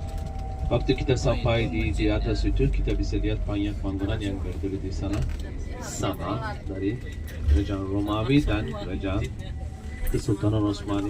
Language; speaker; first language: Indonesian; non-native, fluent; Turkish